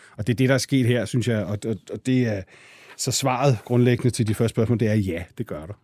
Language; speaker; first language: Danish; native; Danish